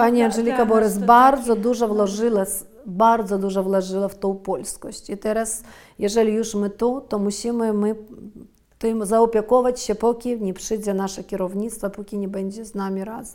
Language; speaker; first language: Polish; early bilingual, heritage; Polish